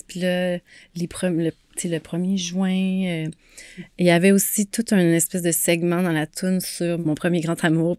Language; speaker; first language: French; native; French